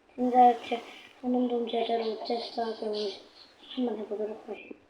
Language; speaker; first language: Korean; native; Korean